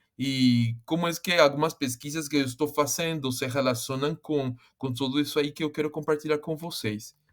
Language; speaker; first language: Portuguese; non-native, fluent; Spanish